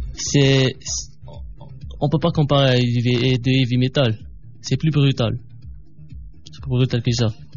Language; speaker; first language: French; non-native, local second language; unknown